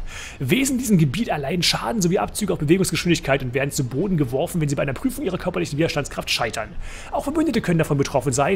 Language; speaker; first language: German; native; German